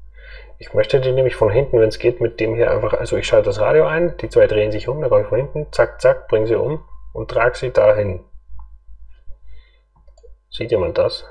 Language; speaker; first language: German; native; German